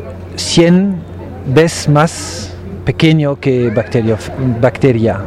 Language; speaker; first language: Spanish; non-native, learner; French